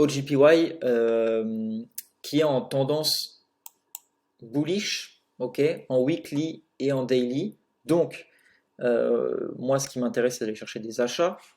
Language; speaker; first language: French; native; French